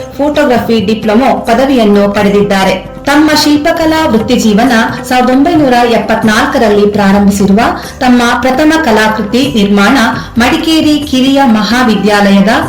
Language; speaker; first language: Kannada; native; Kannada